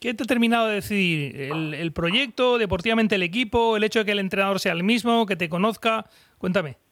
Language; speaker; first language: Spanish; native; Spanish